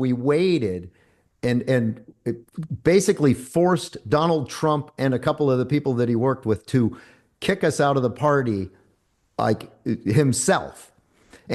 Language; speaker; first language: English; native; English